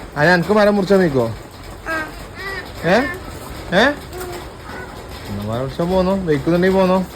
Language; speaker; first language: Malayalam; native; Malayalam